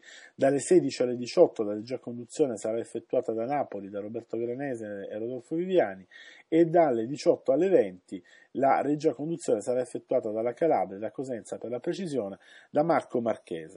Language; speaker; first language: Italian; native; Italian